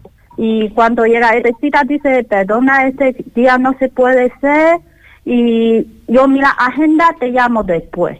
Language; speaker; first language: Spanish; non-native, learner; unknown